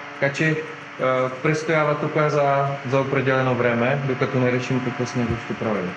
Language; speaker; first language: Bulgarian; non-native, fluent; Czech